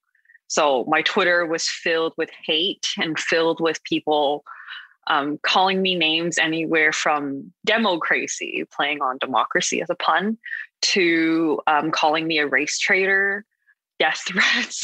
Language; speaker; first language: English; non-native, local second language; Cantonese